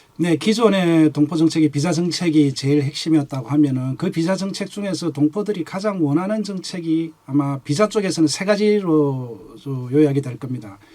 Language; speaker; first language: Korean; native; Korean